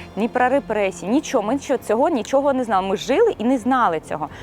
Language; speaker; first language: Ukrainian; non-native, local second language; Russian